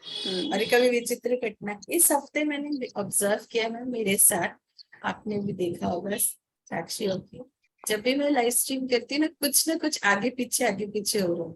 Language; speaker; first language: Hindi; native; Hindi